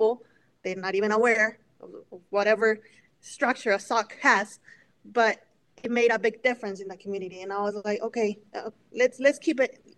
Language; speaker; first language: English; non-native, fluent; Spanish